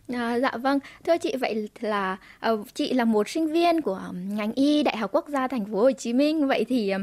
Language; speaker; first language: Vietnamese; native; Vietnamese